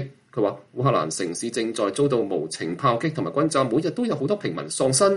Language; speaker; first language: Chinese; native; Chinese